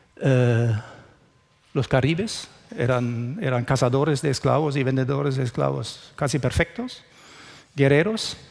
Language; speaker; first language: Spanish; non-native, fluent; German